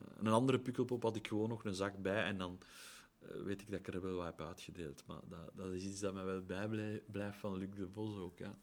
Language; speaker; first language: Dutch; native; Dutch